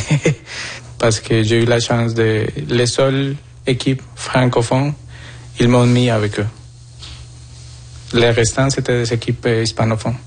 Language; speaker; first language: French; non-native, fluent; Spanish